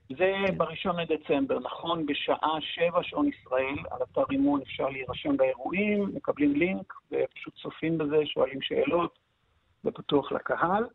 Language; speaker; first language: Hebrew; native; Hebrew